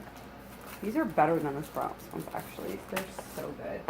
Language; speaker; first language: English; native; English